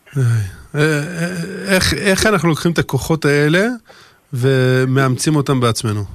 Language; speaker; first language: Hebrew; early bilingual, other home language; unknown